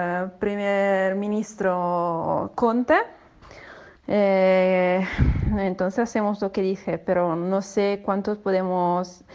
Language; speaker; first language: Spanish; non-native, fluent; Italian